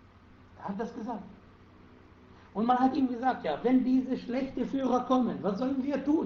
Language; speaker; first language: German; non-native, fluent; Arabic